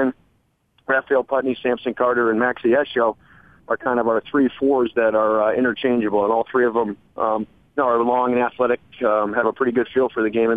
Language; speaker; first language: English; native; English